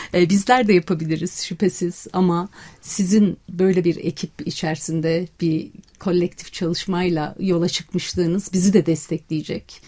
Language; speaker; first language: Turkish; native; Turkish